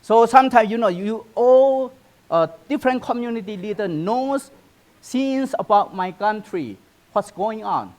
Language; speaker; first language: English; non-native, learner; Burmese